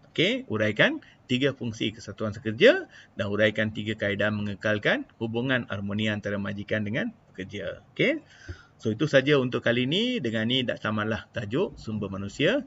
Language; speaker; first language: Malay; non-native, local second language; Tamil